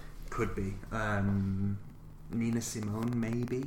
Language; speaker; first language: English; native; English